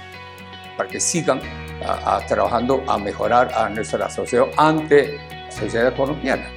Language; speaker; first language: Spanish; non-native, learner; Japanese